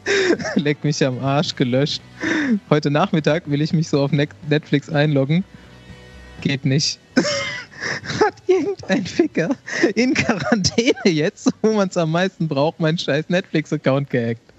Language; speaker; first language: German; native; German